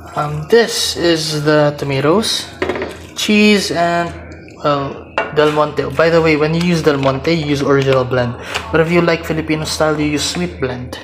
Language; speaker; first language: English; non-native, local second language; Filipino